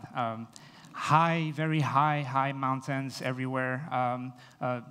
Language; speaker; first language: English; non-native, fluent; French